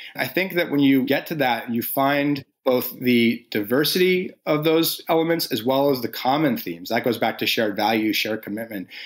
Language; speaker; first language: English; native; English